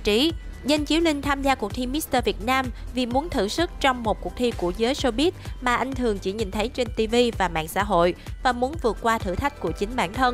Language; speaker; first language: Vietnamese; native; Vietnamese